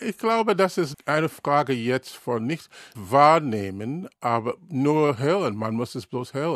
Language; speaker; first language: German; non-native, learner; English